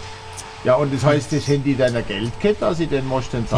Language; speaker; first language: German; native; German